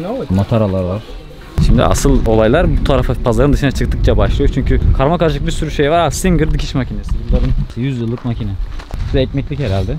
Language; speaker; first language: Turkish; native; Turkish